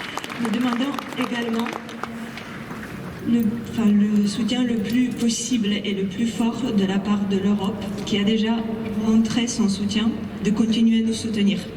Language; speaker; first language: French; non-native, fluent; Ukrainian